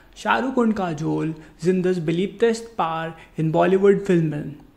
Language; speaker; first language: German; non-native, fluent; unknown